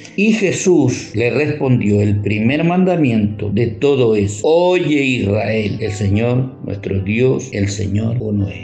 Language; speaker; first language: Spanish; native; Spanish